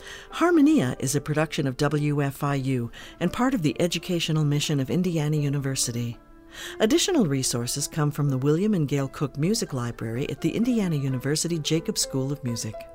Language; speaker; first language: English; native; English